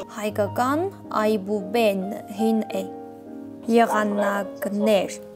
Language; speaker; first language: Armenian; non-native, learner; Chinese